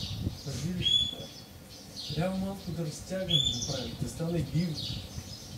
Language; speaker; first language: Bulgarian; non-native, learner; Russian